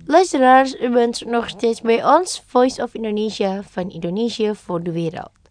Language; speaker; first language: Dutch; non-native, fluent; Indonesian